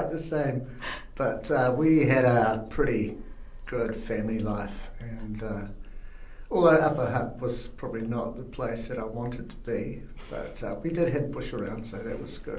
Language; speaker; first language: English; native; English